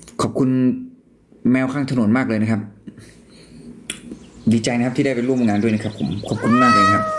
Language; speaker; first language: Thai; native; Thai